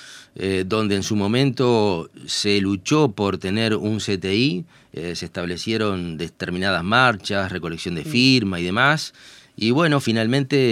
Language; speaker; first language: Spanish; native; Spanish